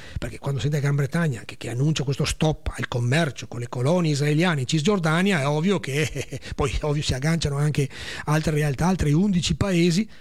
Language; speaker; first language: Italian; native; Italian